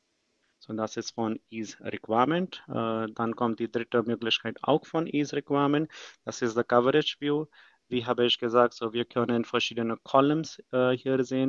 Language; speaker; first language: German; non-native, fluent; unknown